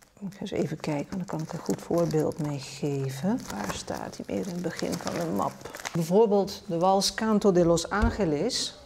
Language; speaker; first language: Dutch; non-native, local second language; Papiamento